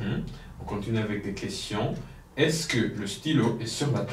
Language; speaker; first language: French; non-native, local second language; Kinyarwanda